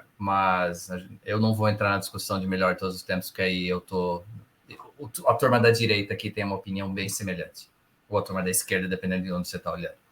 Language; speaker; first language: Portuguese; early bilingual, other home language; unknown